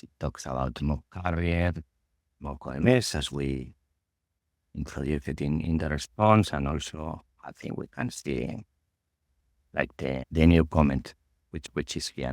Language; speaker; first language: English; non-native, fluent; Spanish